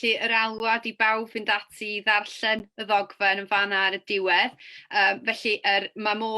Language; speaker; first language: Welsh; native; Welsh